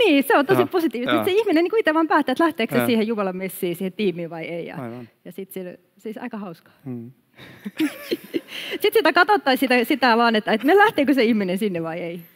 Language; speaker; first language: Finnish; native; Finnish